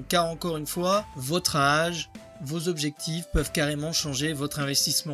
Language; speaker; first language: French; native; French